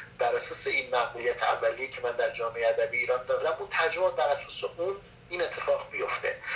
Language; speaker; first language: Persian; non-native, local second language; Kurdish